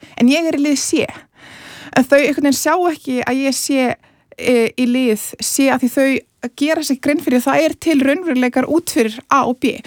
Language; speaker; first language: Icelandic; non-native, fluent; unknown